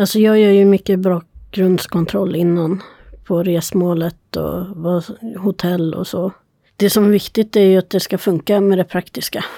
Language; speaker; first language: Swedish; native; Swedish